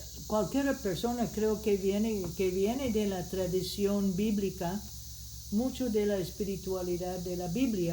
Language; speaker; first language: Spanish; non-native, fluent; English